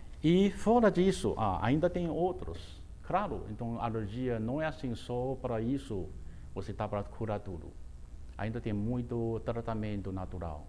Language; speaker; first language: Portuguese; non-native, fluent; Chinese